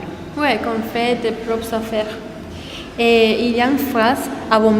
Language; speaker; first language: French; non-native, learner; Spanish